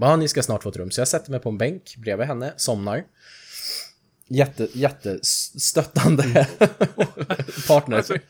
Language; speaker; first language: Swedish; native; Swedish